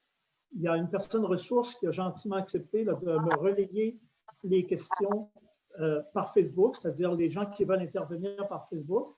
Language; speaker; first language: French; native; French